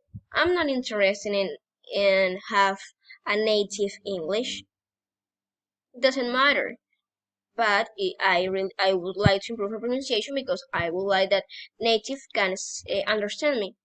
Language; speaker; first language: English; non-native, learner; Spanish